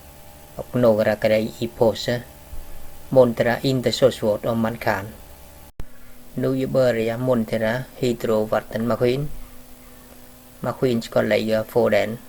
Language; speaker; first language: Swedish; non-native, learner; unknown